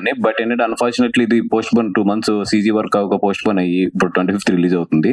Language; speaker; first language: Telugu; native; Telugu